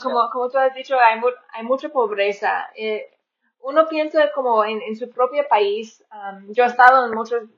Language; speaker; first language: Spanish; non-native, fluent; English